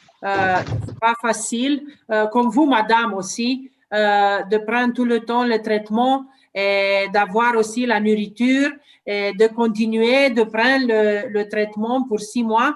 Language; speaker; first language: French; non-native, learner; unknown